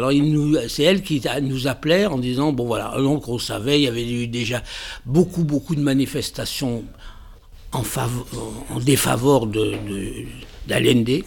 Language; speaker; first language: French; native; French